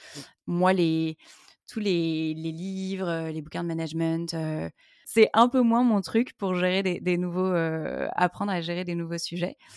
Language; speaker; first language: French; native; French